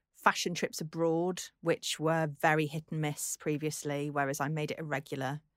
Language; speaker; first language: English; native; English